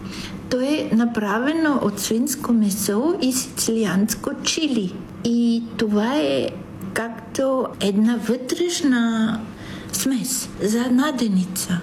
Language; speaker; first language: Bulgarian; non-native, fluent; Italian